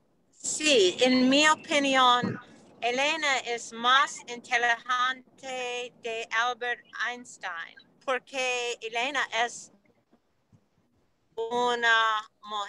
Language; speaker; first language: Spanish; non-native, learner; English